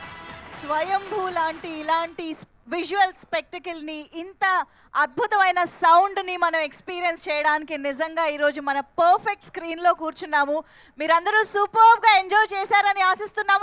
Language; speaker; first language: Telugu; native; Telugu